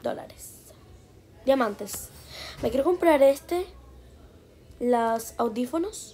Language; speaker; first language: Spanish; early bilingual, heritage; Spanish